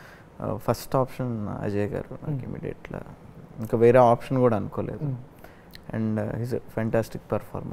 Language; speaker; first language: Telugu; native; Telugu